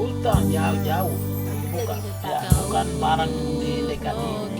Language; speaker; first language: Indonesian; non-native, local second language; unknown